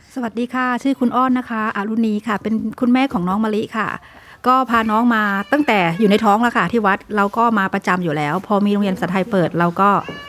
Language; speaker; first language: Thai; native; Thai